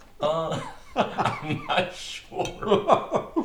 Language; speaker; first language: English; non-native, learner; Chinese